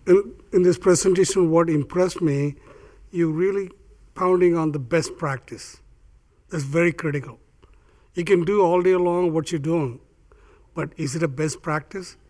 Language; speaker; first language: English; non-native, fluent; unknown